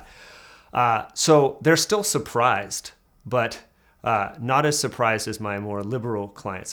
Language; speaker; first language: English; native; English